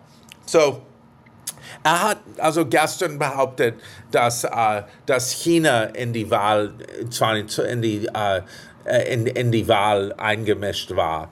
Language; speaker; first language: German; non-native, fluent; English